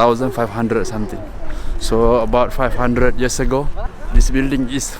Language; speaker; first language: English; non-native, learner; Malay